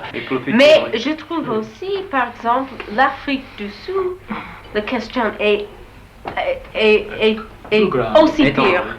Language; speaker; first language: French; non-native, learner; English